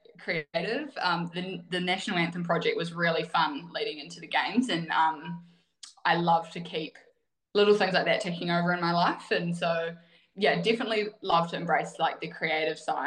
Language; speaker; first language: English; native; English